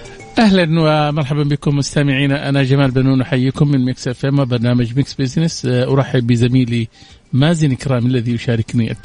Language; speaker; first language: Arabic; native; Arabic